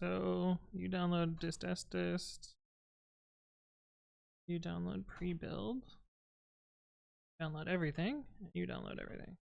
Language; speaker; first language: English; native; English